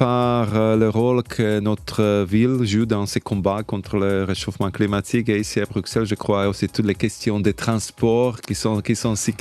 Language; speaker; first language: French; non-native, fluent; Slovak